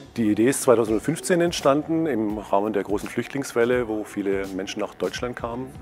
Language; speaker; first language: German; native; German